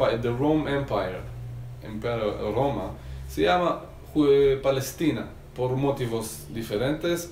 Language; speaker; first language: Spanish; non-native, learner; Hebrew